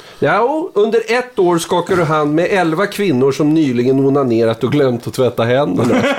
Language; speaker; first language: Swedish; native; Swedish